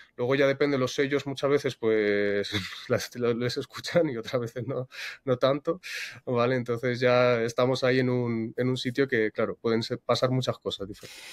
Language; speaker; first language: Spanish; non-native, fluent; Russian